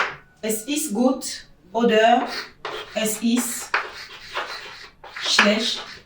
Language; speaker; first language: German; non-native, learner; French